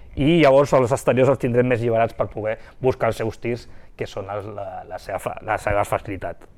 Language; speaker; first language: Catalan; non-native, local second language; Spanish